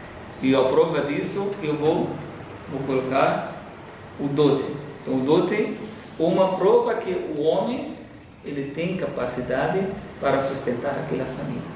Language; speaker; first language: Portuguese; non-native, fluent; Arabic